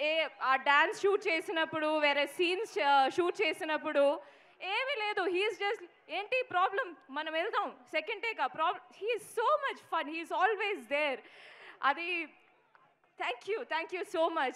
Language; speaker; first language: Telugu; non-native, learner; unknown